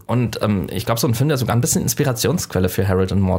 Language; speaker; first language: German; native; German